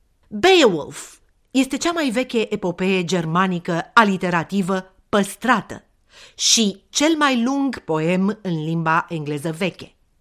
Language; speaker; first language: Romanian; native; Romanian